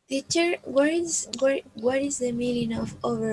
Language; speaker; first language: English; non-native, learner; Spanish